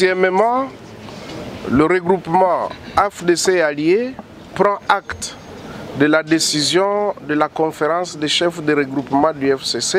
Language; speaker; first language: French; non-native, local second language; Lingala